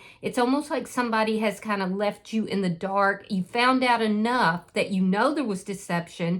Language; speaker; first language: English; native; English